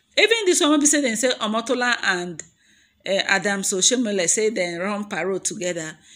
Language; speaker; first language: Nigerian Pidgin; non-native, local second language; Yoruba